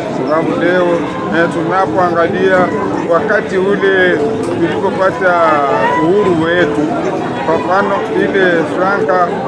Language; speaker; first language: Swahili; native; Swahili